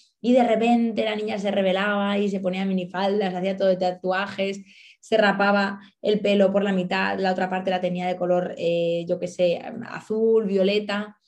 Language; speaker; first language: Spanish; native; Spanish